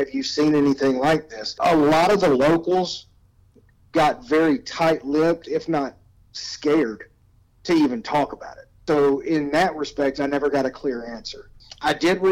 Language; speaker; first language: English; native; English